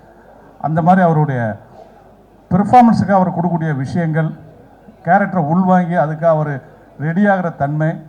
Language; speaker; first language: Tamil; native; Tamil